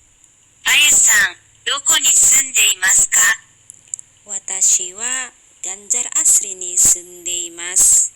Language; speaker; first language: Japanese; non-native, learner; Indonesian